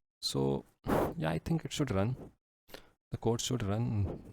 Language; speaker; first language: English; non-native, local second language; Hindi